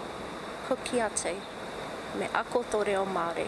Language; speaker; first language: Māori; non-native, local second language; English